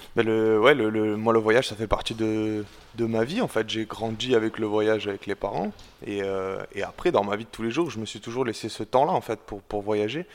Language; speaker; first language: French; native; French